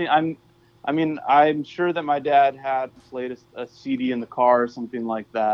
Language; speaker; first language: English; native; English